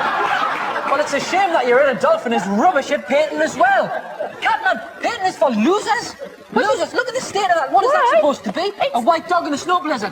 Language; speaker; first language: English; native; English